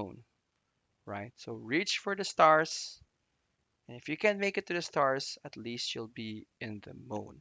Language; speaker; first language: English; non-native, local second language; Filipino